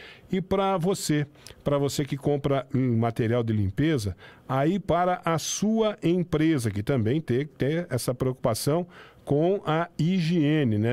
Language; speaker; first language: Portuguese; native; Portuguese